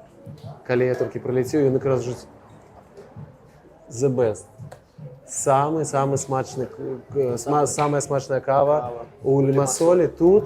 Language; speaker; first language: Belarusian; non-native, local second language; Russian